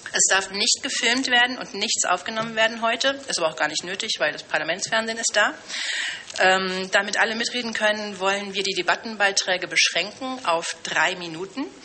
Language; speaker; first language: German; early bilingual, other home language; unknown